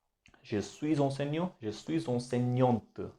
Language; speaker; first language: French; non-native, fluent; Hindi